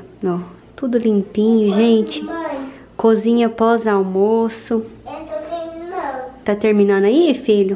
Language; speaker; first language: Portuguese; native; Portuguese